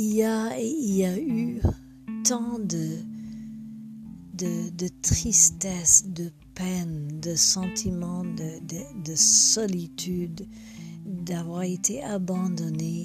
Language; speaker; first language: French; non-native, fluent; English